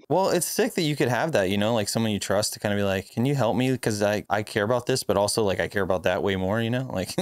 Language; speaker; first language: English; native; English